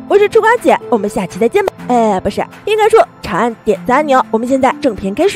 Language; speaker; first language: Chinese; native; Chinese